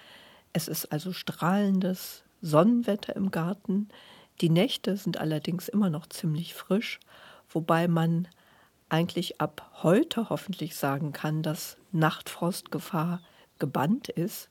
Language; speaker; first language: German; native; German